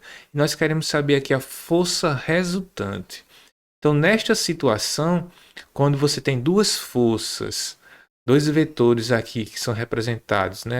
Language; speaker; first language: Portuguese; native; Portuguese